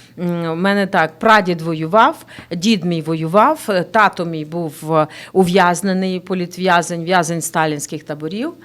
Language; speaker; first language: Ukrainian; native; Ukrainian